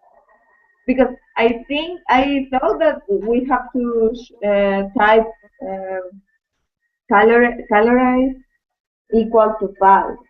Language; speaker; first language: English; non-native, learner; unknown